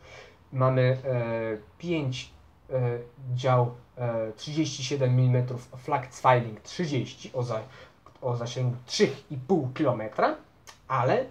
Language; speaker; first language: Polish; native; Polish